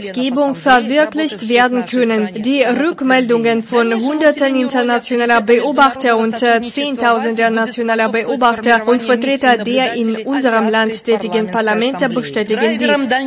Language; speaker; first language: German; non-native, fluent; Russian